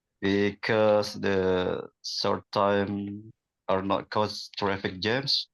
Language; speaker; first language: English; non-native, learner; Indonesian